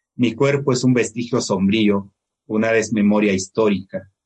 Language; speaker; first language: Spanish; non-native, local second language; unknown